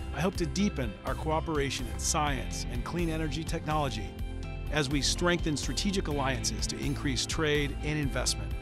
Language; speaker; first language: English; native; English